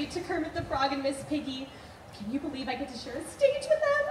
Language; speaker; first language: English; native; English